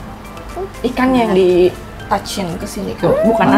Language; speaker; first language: Indonesian; native; Indonesian